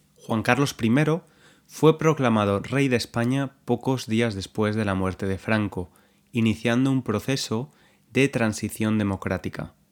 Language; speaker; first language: Spanish; native; Spanish